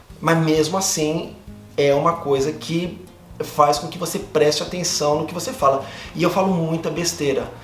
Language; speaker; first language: Portuguese; native; Portuguese